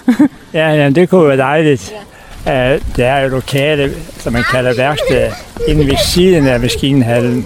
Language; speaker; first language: Danish; native; Danish